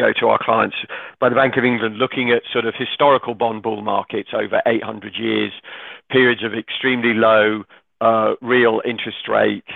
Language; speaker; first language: English; native; English